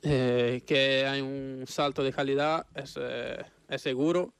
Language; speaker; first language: Spanish; non-native, fluent; Italian